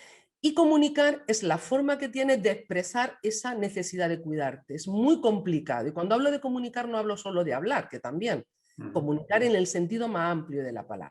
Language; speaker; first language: Spanish; native; Spanish